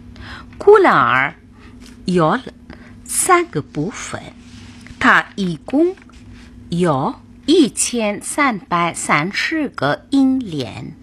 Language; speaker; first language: Chinese; non-native, fluent; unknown